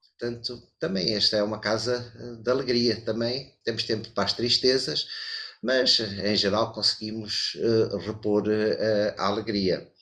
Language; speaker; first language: Portuguese; native; Portuguese